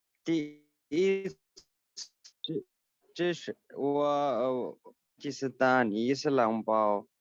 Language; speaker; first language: Chinese; non-native, learner; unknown